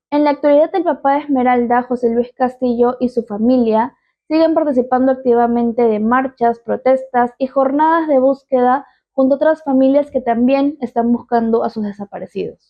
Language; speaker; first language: Spanish; native; Spanish